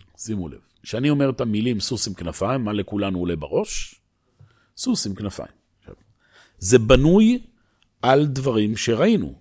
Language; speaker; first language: Hebrew; native; Hebrew